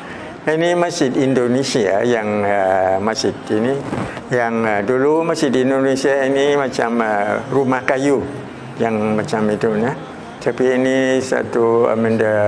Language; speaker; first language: Indonesian; early bilingual, heritage; Thai